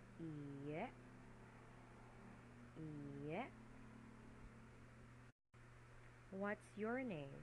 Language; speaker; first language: Japanese; non-native, learner; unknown